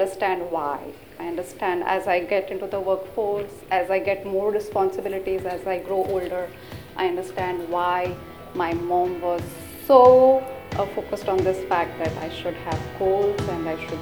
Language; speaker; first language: English; non-native, local second language; Hindi